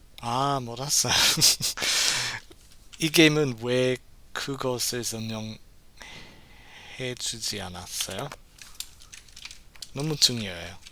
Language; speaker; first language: Korean; non-native, learner; English